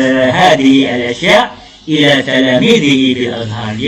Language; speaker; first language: Arabic; non-native, fluent; Malay